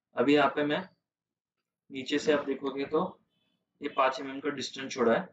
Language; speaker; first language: Hindi; non-native, local second language; Marathi